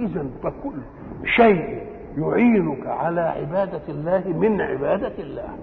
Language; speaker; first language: Arabic; native; Arabic